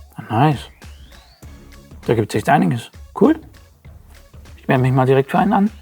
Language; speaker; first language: German; native; German